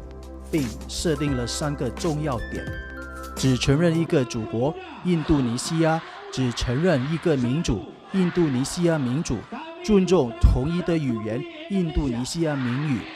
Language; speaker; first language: Chinese; early bilingual, heritage; Chinese